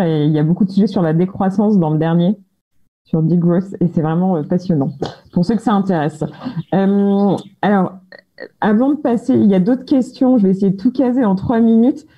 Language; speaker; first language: French; native; French